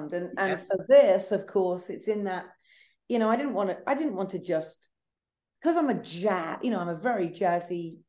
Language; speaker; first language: English; native; English